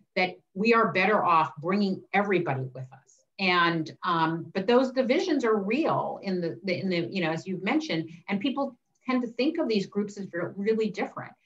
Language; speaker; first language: English; native; English